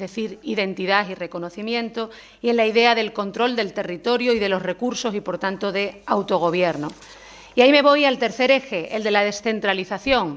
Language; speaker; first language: Spanish; native; Spanish